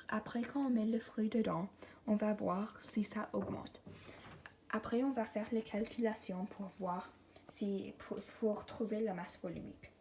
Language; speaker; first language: French; non-native, local second language; English